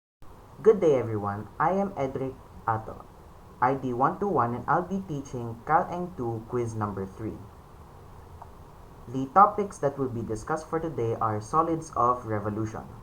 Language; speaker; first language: English; non-native, local second language; Filipino